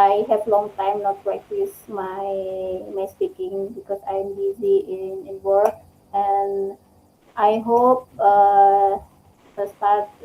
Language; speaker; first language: English; non-native, learner; Indonesian